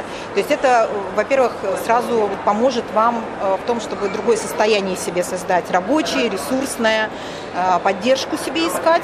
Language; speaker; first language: Russian; native; Russian